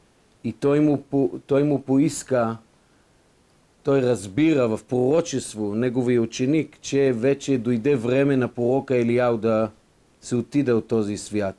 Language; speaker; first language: Bulgarian; non-native, fluent; Hebrew